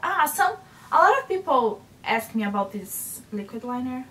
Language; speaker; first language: English; non-native, learner; Portuguese